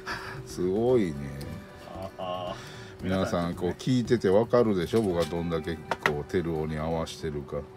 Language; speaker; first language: Japanese; native; Japanese